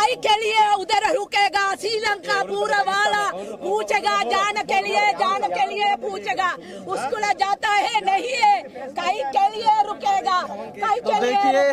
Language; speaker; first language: Hindi; non-native, learner; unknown